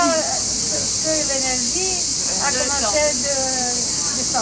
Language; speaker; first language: French; non-native, learner; Greek